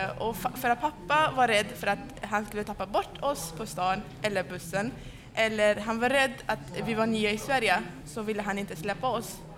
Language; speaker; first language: Swedish; non-native, fluent; Kurdish